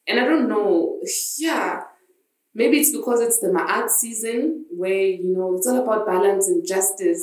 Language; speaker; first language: English; non-native, local second language; Zulu